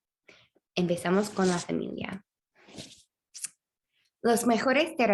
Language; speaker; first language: Spanish; non-native, fluent; English